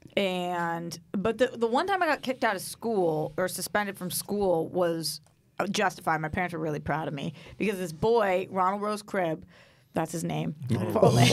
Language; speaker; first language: English; native; English